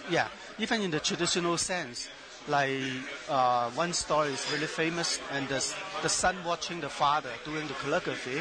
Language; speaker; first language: English; non-native, learner; Chinese